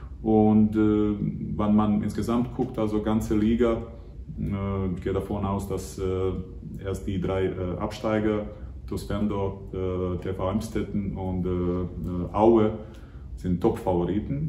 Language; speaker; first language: German; non-native, fluent; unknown